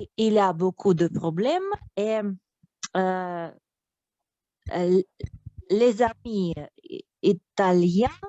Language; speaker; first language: French; non-native, learner; Russian